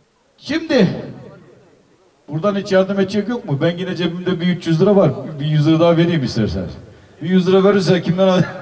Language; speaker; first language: Turkish; native; Turkish